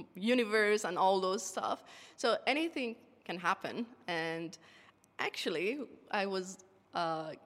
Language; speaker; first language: English; non-native, fluent; Persian